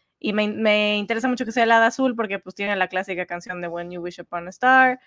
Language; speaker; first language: Spanish; native; Spanish